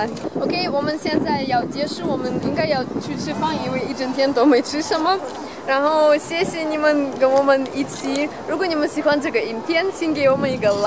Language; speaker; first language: Chinese; non-native, fluent; Russian